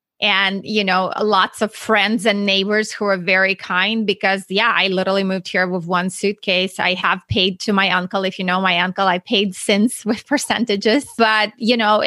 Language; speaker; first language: English; non-native, fluent; Russian